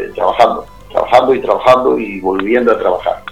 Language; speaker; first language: Spanish; native; Spanish